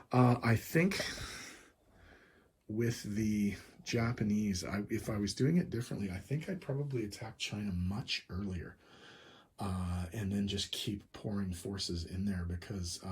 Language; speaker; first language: English; native; English